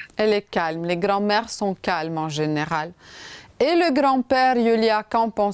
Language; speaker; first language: French; non-native, fluent; Romanian